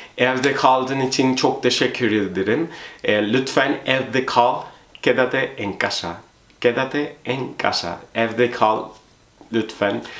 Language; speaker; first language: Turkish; non-native, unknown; Spanish